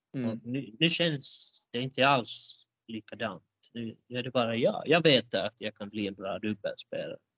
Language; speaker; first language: Swedish; non-native, local second language; Finnish